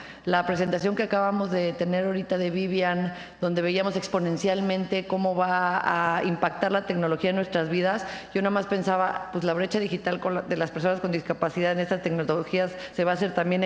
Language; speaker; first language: Spanish; native; Spanish